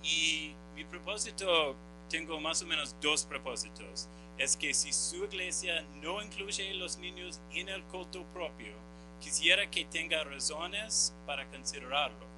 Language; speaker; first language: Spanish; non-native, fluent; English